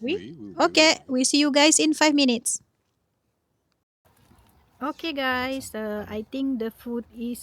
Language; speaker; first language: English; non-native, local second language; Iban